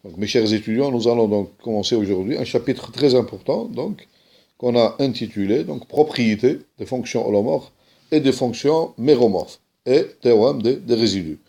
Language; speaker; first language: French; non-native, local second language; Arabic